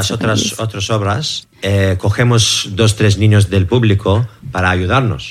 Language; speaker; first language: Spanish; non-native, learner; English